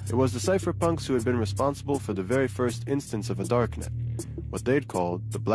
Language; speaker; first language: English; non-native, fluent; Hebrew